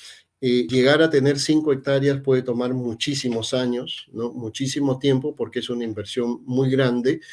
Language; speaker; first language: Spanish; native; Spanish